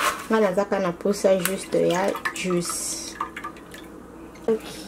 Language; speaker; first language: French; non-native, local second language; Lingala